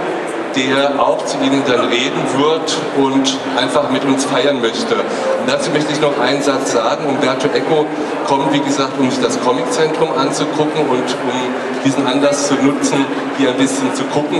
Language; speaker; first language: German; native; German